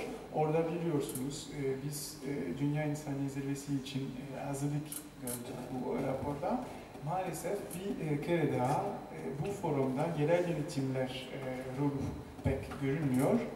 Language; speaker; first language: Turkish; non-native, fluent; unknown